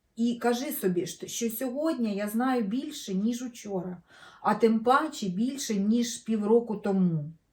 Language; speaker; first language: Ukrainian; non-native, local second language; Russian